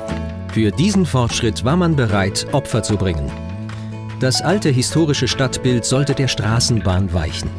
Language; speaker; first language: German; native; German